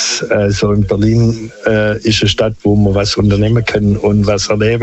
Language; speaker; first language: German; non-native, local second language; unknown